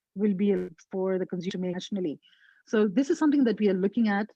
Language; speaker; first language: English; non-native, local second language; Nepali